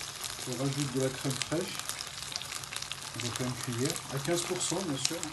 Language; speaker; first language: French; native; French